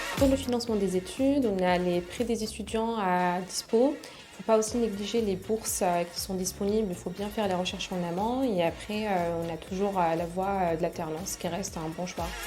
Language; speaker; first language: French; non-native, local second language; Arabic